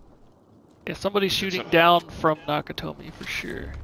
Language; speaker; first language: English; native; English